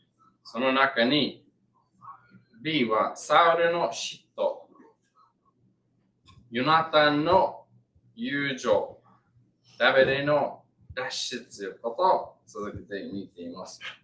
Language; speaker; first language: Japanese; non-native, learner; English